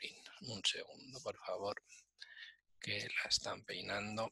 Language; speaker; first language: Spanish; native; Spanish